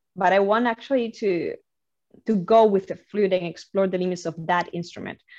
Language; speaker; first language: English; non-native, fluent; Spanish